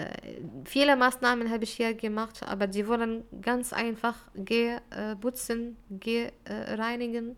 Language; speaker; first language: German; non-native, fluent; Arabic